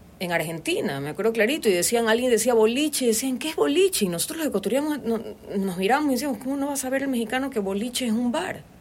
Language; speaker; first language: Spanish; native; Spanish